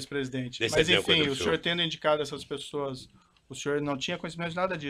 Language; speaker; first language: Portuguese; native; Portuguese